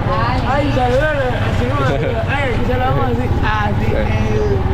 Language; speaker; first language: Spanish; native; Spanish